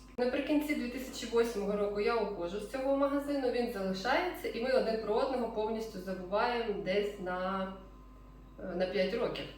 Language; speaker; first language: Ukrainian; non-native, local second language; Russian